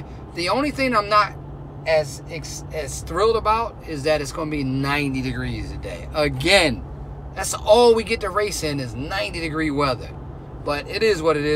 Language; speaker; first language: English; native; English